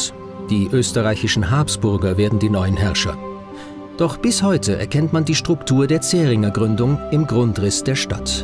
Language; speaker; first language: German; native; German